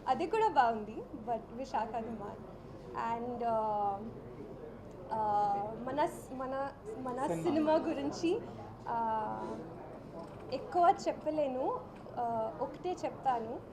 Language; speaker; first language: Telugu; non-native, learner; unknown